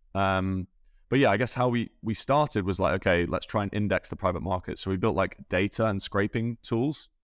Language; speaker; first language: English; native; English